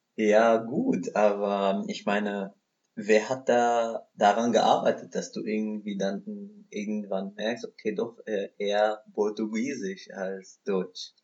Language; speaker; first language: German; non-native, fluent; Arabic